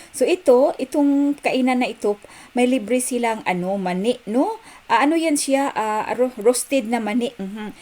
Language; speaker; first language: Filipino; native; Filipino